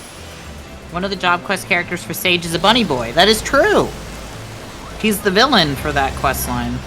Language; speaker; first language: English; native; English